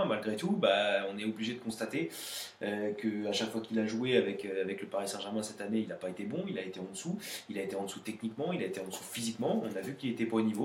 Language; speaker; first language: French; native; French